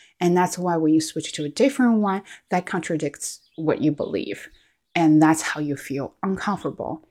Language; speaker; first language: English; non-native, fluent; Chinese